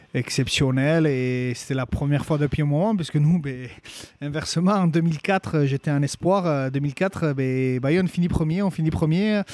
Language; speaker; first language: French; native; French